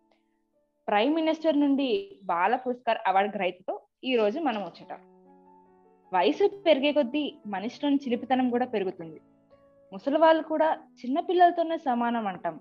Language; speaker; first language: Telugu; native; Telugu